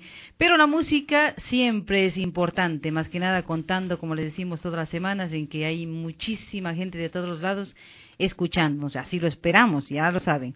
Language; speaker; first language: Spanish; native; Spanish